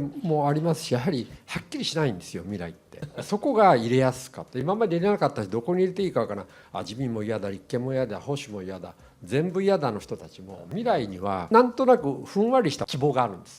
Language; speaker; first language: Japanese; native; Japanese